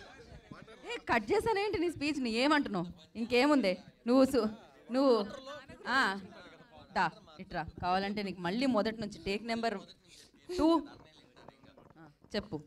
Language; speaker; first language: Telugu; native; Telugu